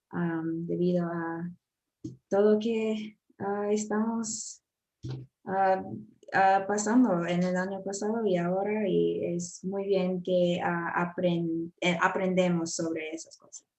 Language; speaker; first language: Spanish; non-native, learner; English